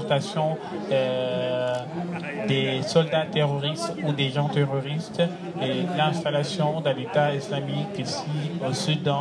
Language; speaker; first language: French; non-native, fluent; Arabic